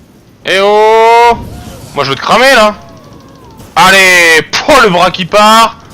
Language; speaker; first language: French; native; French